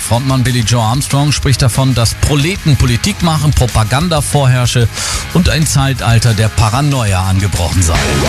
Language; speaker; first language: German; native; German